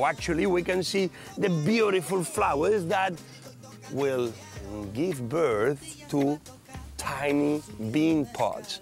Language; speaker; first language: English; non-native, fluent; Spanish